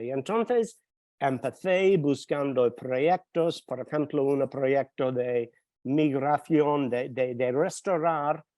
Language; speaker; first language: Spanish; non-native, fluent; English